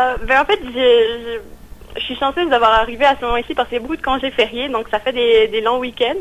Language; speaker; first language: French; native; French